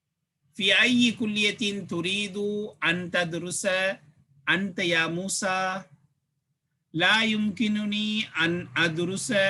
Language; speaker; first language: Arabic; non-native, fluent; Tamil